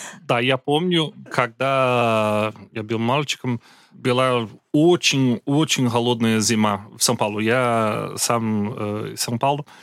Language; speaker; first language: Russian; non-native, learner; Portuguese